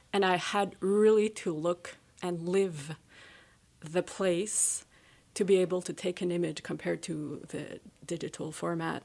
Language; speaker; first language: English; native; English